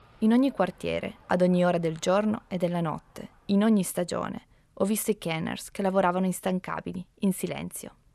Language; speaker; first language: Italian; native; Italian